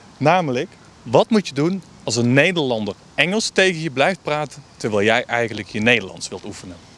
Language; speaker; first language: Dutch; native; Dutch